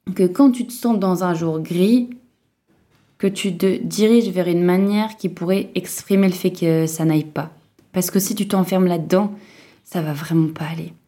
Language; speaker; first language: French; native; French